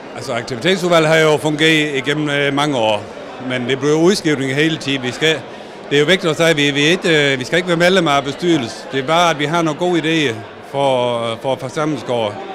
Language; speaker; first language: Danish; native; Danish